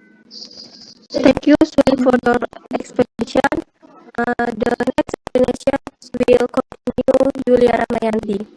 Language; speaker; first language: English; non-native, learner; Indonesian